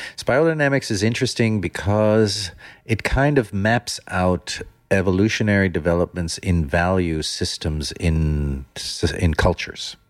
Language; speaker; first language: English; non-native, fluent; Dutch